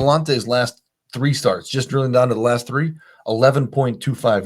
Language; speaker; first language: English; native; English